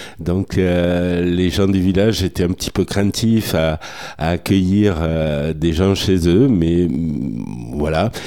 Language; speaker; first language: French; native; French